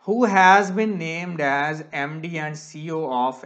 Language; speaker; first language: English; non-native, local second language; Punjabi